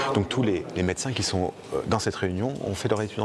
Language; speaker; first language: French; native; French